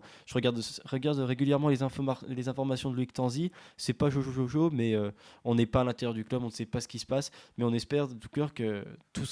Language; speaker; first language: French; native; French